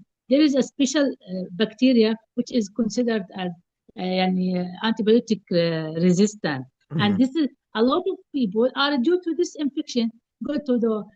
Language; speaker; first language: English; non-native, fluent; Arabic